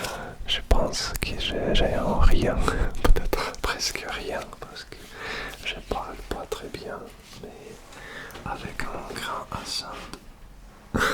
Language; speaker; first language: French; non-native, learner; Russian